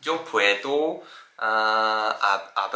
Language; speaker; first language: Spanish; non-native, learner; Japanese